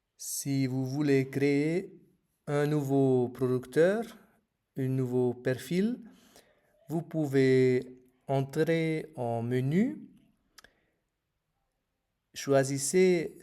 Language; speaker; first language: French; non-native, fluent; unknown